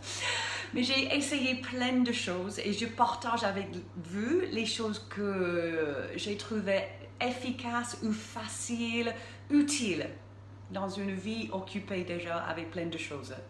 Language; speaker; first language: French; non-native, fluent; English